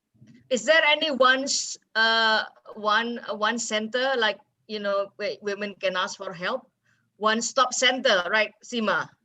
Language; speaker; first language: English; non-native, fluent; Indonesian